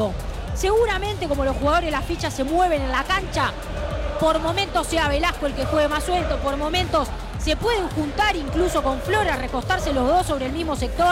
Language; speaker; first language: Spanish; native; Spanish